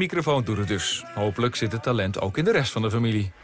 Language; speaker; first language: Dutch; native; Dutch